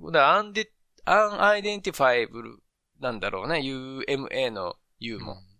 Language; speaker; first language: Japanese; native; Japanese